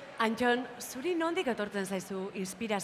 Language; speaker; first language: Basque; native; Basque